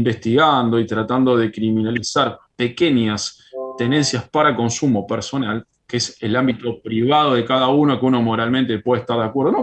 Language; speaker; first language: Spanish; native; Spanish